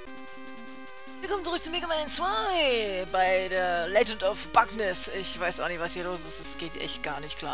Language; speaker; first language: German; native; German